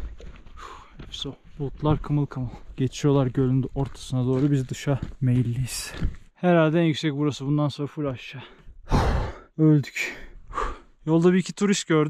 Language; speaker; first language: Turkish; native; Turkish